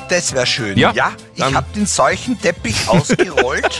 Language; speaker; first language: German; native; German